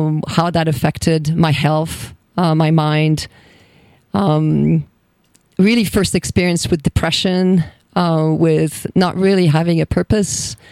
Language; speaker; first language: English; non-native, fluent; French